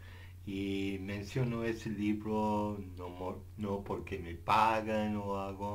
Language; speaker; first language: Spanish; non-native, fluent; English